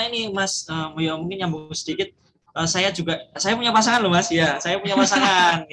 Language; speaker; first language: Indonesian; native; Indonesian